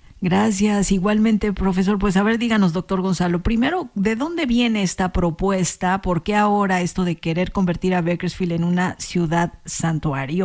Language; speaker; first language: Spanish; native; Spanish